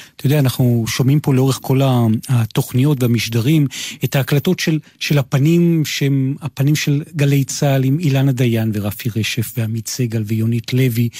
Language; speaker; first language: Hebrew; native; Hebrew